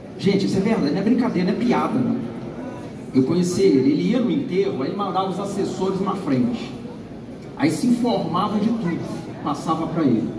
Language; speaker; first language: Portuguese; native; Portuguese